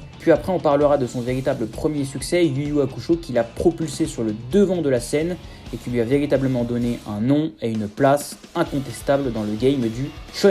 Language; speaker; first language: French; native; French